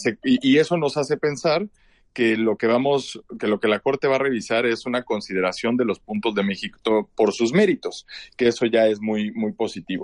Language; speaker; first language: Spanish; native; Spanish